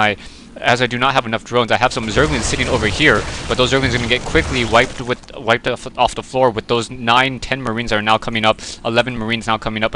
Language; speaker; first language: English; native; English